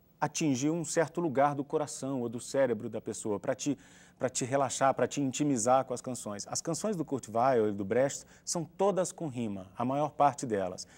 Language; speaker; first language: Portuguese; native; Portuguese